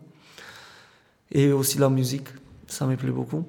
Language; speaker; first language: French; non-native, fluent; Romanian